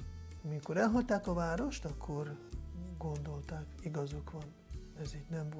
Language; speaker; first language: Hungarian; non-native, fluent; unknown